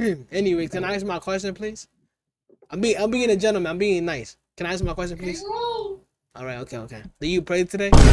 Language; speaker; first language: English; early bilingual, other home language; Spanish